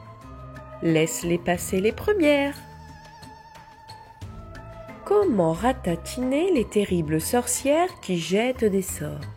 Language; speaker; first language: French; native; French